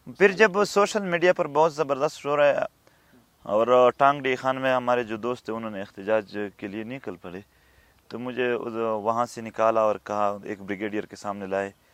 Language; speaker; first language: Urdu; non-native, local second language; Pashto